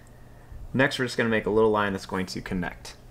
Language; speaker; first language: English; native; English